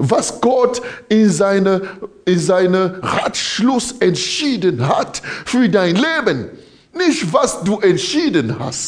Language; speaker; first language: German; non-native, fluent; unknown